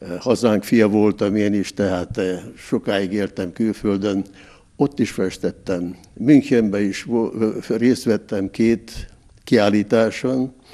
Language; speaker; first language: Hungarian; native; Hungarian